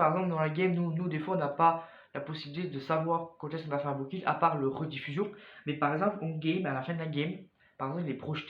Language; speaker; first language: French; native; French